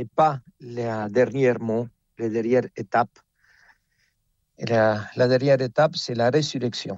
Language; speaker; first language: French; non-native, fluent; Spanish